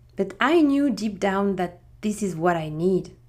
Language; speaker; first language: English; non-native, fluent; French